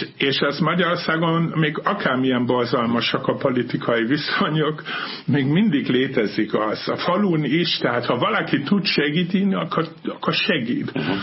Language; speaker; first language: Hungarian; non-native, fluent; German